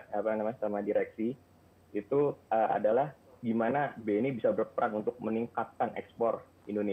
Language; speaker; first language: Indonesian; native; Indonesian